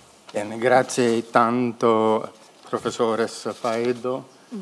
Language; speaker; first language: Italian; non-native, learner; English